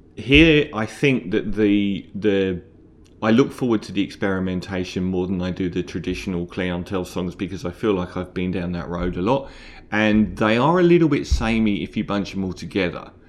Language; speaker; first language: English; native; English